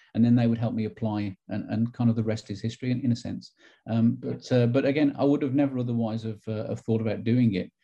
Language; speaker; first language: English; native; English